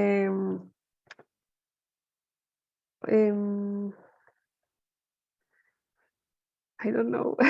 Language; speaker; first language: English; non-native, learner; Spanish